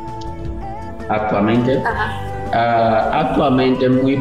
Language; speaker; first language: Spanish; non-native, learner; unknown